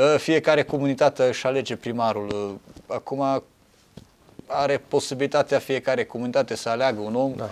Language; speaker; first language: Romanian; non-native, local second language; Hungarian